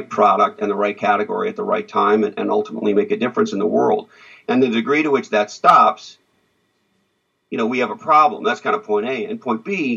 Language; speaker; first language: English; native; English